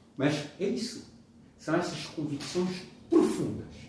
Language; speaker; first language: Portuguese; non-native, local second language; Kabuverdianu